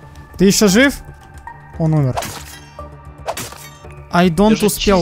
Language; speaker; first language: Russian; native; Russian